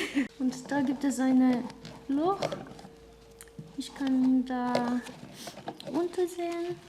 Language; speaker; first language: German; non-native, learner; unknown